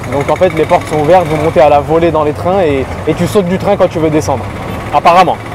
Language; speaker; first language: French; native; French